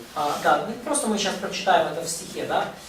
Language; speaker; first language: Russian; native; Russian